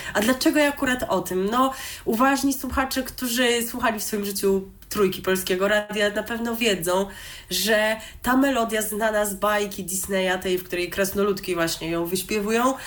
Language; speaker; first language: Polish; native; Polish